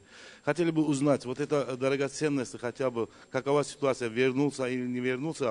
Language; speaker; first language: Russian; non-native, learner; Azerbaijani